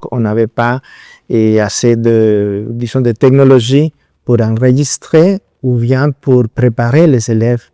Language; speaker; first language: French; non-native, fluent; Spanish